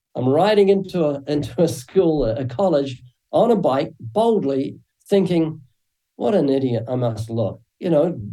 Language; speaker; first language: English; native; English